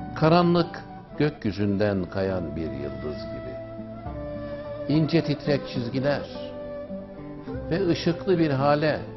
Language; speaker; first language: Turkish; native; Turkish